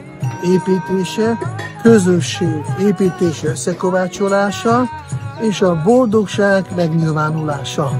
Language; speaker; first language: Hungarian; non-native, fluent; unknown